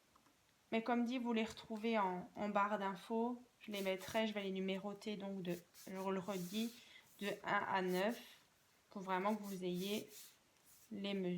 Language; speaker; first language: French; native; French